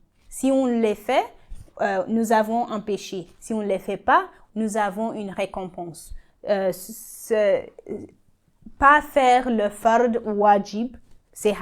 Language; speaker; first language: French; non-native, learner; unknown